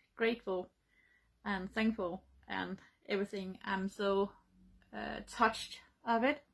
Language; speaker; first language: English; non-native, learner; Danish